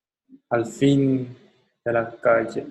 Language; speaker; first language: Spanish; non-native, learner; English